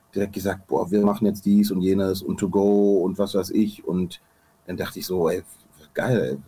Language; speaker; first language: German; native; German